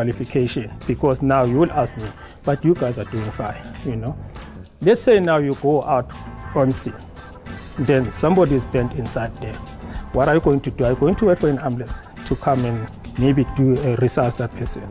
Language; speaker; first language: English; non-native, local second language; Zulu